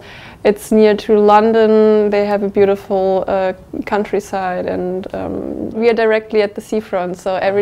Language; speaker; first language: English; non-native, fluent; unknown